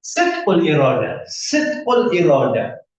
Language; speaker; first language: English; non-native, fluent; Indonesian